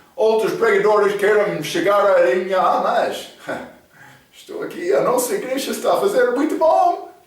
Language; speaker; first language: Portuguese; non-native, fluent; English